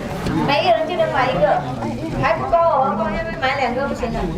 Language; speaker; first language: Chinese; non-native, fluent; Vietnamese